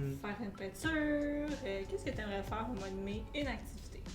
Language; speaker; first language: French; native; French